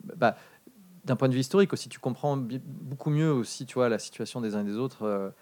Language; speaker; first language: French; early bilingual, other home language; English